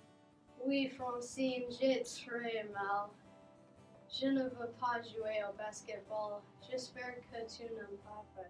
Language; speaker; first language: French; non-native, learner; English